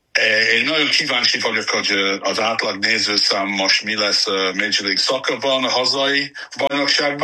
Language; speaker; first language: Hungarian; non-native, fluent; English